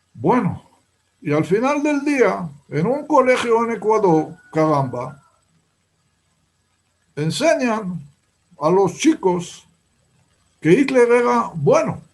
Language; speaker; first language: Spanish; non-native, fluent; Hebrew